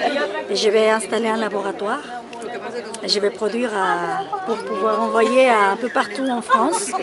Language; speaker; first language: French; non-native, fluent; Spanish